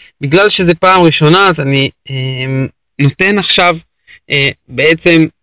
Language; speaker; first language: Hebrew; native; Hebrew